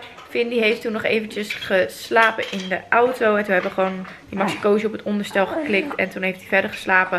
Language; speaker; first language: Dutch; native; Dutch